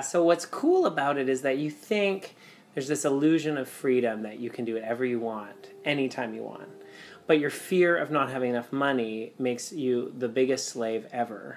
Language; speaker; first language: English; native; English